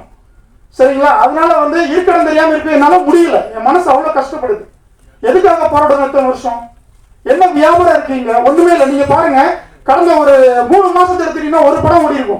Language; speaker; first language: Tamil; native; Tamil